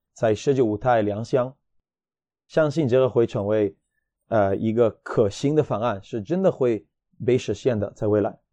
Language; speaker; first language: Chinese; non-native, fluent; Hebrew